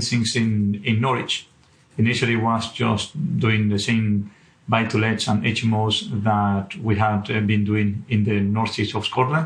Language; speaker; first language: English; non-native, fluent; Spanish